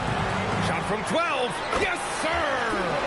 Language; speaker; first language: English; native; English